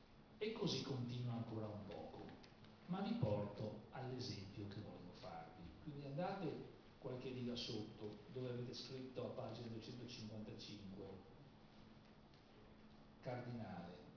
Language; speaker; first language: Italian; native; Italian